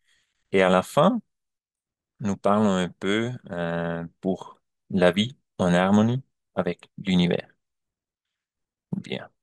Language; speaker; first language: French; non-native, learner; German